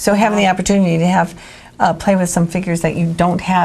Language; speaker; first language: English; native; English